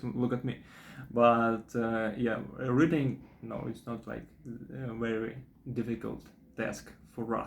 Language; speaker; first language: English; non-native, fluent; Russian